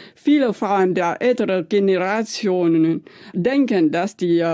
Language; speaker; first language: German; non-native, fluent; Vietnamese